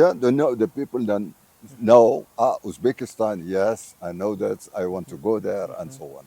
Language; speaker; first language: English; non-native, fluent; Arabic